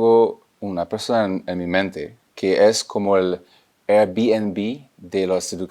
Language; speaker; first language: Spanish; non-native, fluent; French